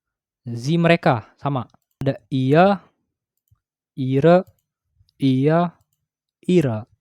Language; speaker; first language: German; non-native, fluent; Indonesian